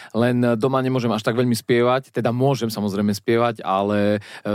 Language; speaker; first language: Slovak; native; Slovak